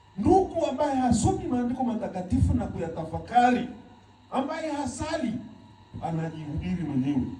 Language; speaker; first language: Swahili; native; Swahili